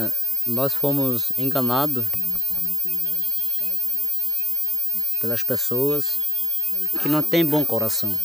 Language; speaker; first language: Portuguese; non-native, local second language; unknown